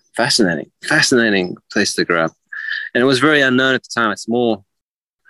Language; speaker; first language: English; native; English